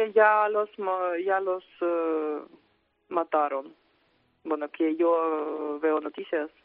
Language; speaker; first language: Spanish; non-native, fluent; Ukrainian